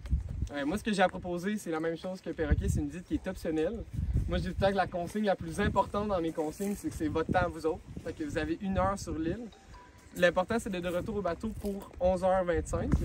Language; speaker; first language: French; native; French